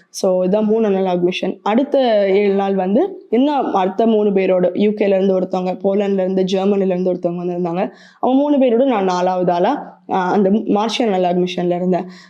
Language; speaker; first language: Tamil; native; Tamil